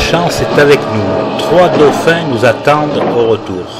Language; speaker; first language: French; native; French